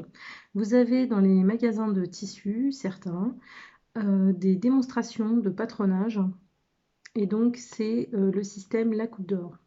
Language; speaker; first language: French; native; French